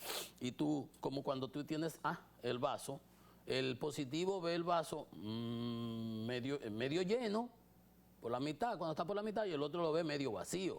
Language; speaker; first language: Spanish; native; Spanish